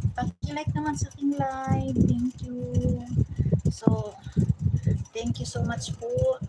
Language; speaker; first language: Filipino; non-native, local second language; Cebuano